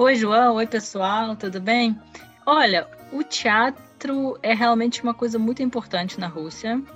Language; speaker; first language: Portuguese; non-native, fluent; Russian